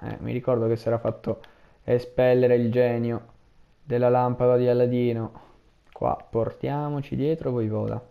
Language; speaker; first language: Italian; native; Italian